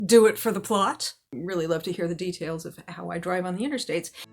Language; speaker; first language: English; native; English